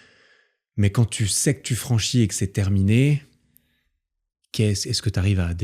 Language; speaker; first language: French; native; French